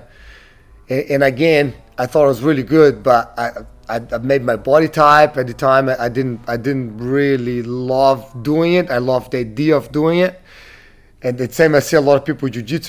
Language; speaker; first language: English; non-native, fluent; Portuguese